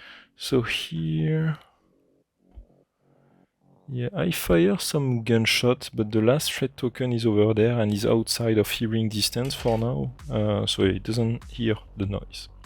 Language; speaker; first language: English; non-native, fluent; French